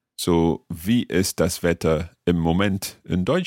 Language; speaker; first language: German; non-native, learner; English